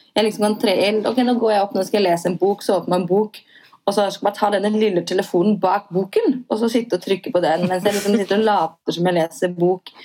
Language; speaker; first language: Norwegian; native; Norwegian